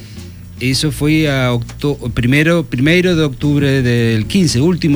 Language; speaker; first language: Portuguese; non-native, learner; Spanish